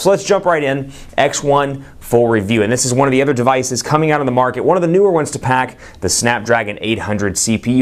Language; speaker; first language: English; native; English